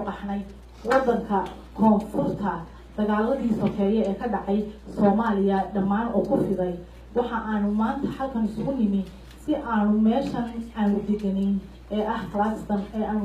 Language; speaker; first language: Somali; native; Somali